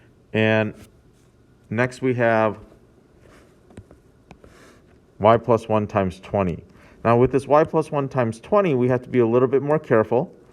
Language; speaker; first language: English; native; English